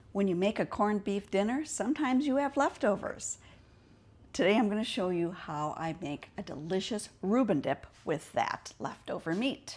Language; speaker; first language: English; native; English